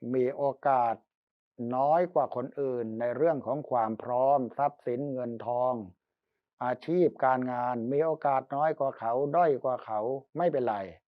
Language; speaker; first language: Thai; native; Thai